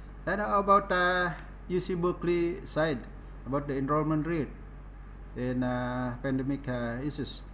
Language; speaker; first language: English; non-native, fluent; Indonesian